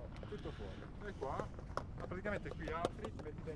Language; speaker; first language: Italian; native; Italian